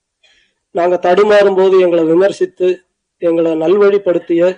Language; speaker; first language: Tamil; native; Tamil